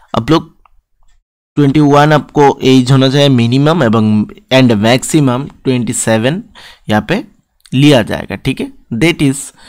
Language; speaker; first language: Hindi; non-native, local second language; Bangla